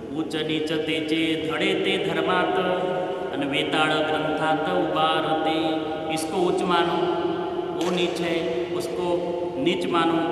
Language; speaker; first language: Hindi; non-native, local second language; Marathi